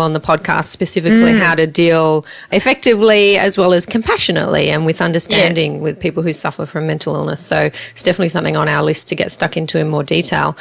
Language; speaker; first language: English; native; English